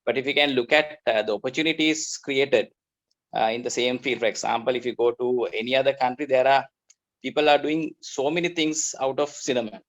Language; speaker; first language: English; non-native, local second language; Sinhala